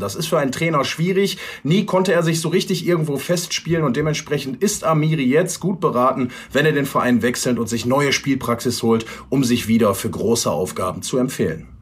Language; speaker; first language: German; native; German